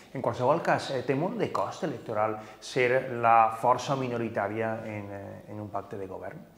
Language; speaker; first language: Catalan; native; Catalan